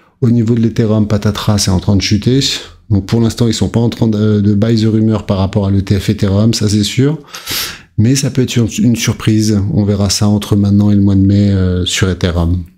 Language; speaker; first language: French; native; French